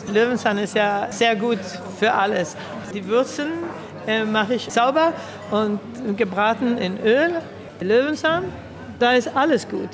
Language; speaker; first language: German; early bilingual, heritage; German